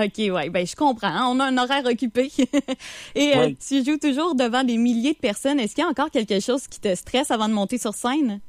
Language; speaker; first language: French; native; French